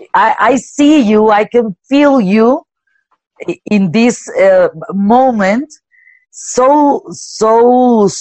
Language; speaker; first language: English; non-native, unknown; Spanish